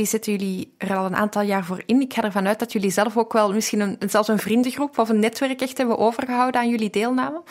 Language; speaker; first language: Dutch; native; Dutch